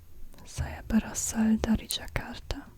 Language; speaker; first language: Indonesian; non-native, learner; German